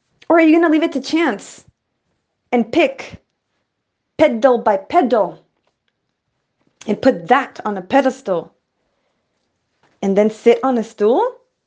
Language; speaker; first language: English; early bilingual, other home language; Spanish